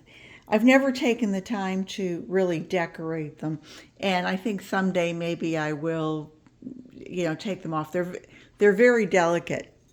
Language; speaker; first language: English; native; English